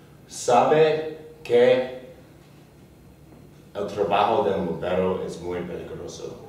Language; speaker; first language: Spanish; non-native, learner; English